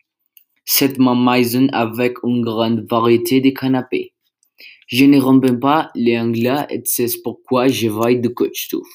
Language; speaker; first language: French; non-native, learner; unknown